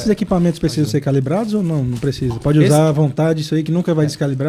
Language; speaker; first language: Portuguese; native; Portuguese